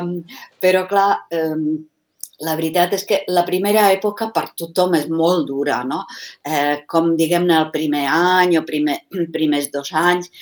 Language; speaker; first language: Catalan; non-native, fluent; Czech